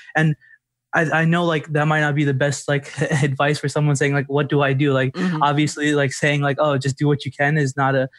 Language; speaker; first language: English; native; English